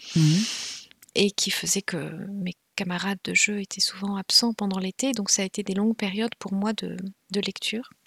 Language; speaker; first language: French; non-native, local second language; Kinyarwanda